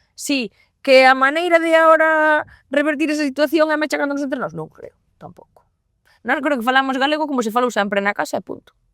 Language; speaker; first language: Galician; native; Galician